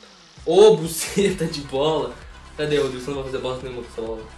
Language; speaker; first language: Portuguese; native; Portuguese